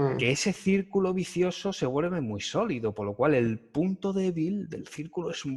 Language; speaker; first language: Spanish; native; Spanish